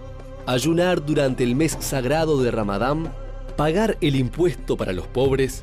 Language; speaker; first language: Spanish; native; Spanish